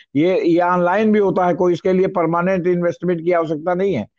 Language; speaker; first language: Hindi; native; Hindi